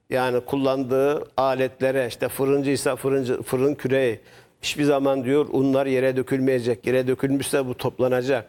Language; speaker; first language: Turkish; native; Turkish